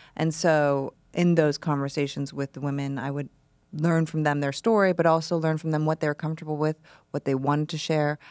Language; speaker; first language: English; native; English